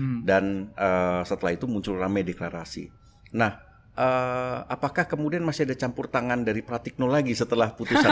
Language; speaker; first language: Indonesian; native; Indonesian